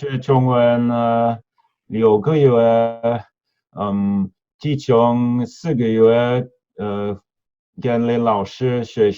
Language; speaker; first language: Chinese; non-native, learner; Norwegian